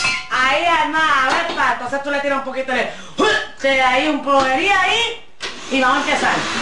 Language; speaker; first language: Spanish; early bilingual, heritage; Spanish